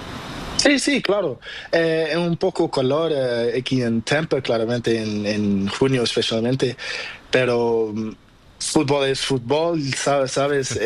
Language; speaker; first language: Spanish; non-native, learner; Portuguese